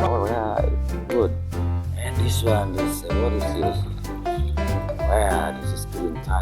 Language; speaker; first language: English; non-native, learner; Indonesian